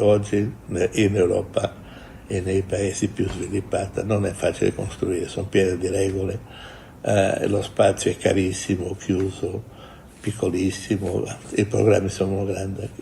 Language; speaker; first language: Italian; non-native, fluent; Portuguese